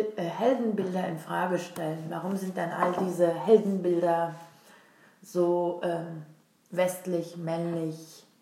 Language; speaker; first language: German; non-native, fluent; Turkish